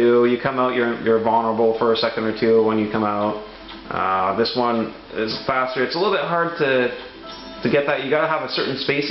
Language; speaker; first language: English; native; English